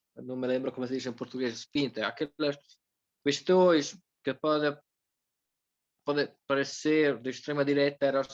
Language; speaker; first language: Portuguese; non-native, fluent; Italian